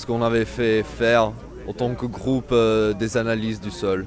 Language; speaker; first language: French; non-native, fluent; Italian